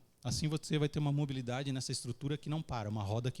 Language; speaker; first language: Portuguese; native; Portuguese